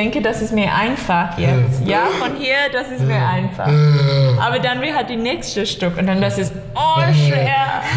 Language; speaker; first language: German; non-native, learner; English